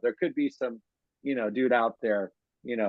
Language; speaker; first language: English; native; English